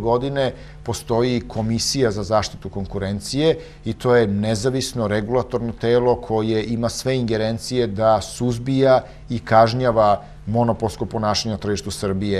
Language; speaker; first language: Serbian; native; Serbian